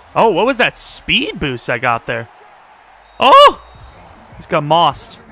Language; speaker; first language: English; native; English